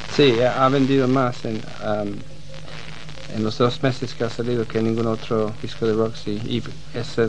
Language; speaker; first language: Spanish; non-native, fluent; English